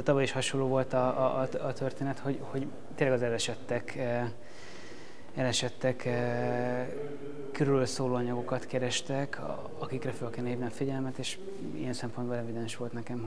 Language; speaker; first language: Hungarian; native; Hungarian